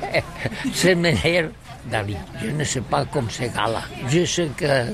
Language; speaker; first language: French; non-native, learner; Catalan